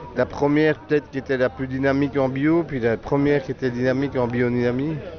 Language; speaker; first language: French; native; French